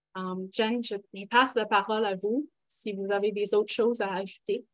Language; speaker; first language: French; non-native, local second language; English